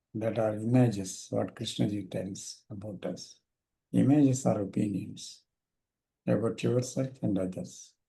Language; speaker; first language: English; non-native, local second language; Telugu